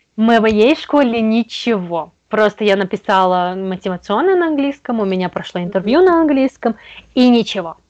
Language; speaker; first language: Russian; native; Russian